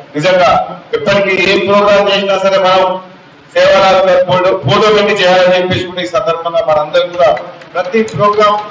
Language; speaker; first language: Telugu; native; Telugu